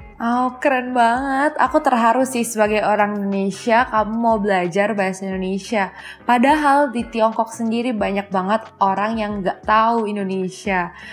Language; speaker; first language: Indonesian; native; Indonesian